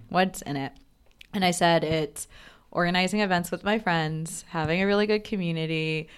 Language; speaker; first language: English; non-native, local second language; Bangla